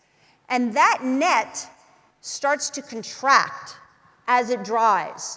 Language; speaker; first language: English; native; English